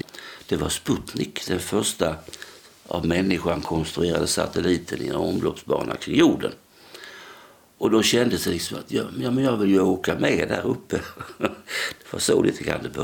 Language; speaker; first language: Swedish; native; Swedish